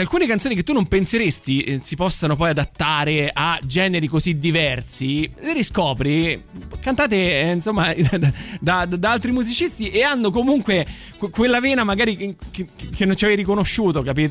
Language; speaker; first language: Italian; native; Italian